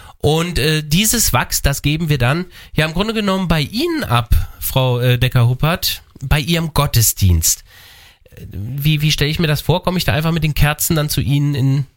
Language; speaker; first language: German; native; German